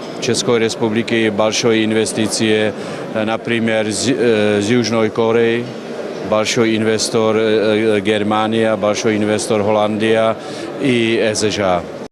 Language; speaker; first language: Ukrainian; non-native, learner; Czech